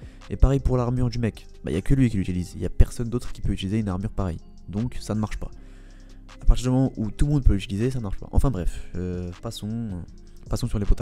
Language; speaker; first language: French; native; French